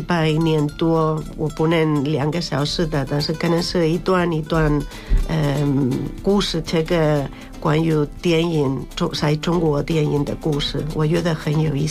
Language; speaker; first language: Chinese; non-native, learner; Spanish